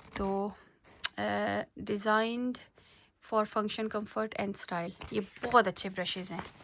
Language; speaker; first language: Urdu; native; Urdu